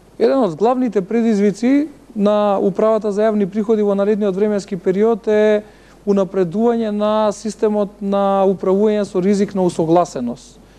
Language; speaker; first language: Macedonian; native; Macedonian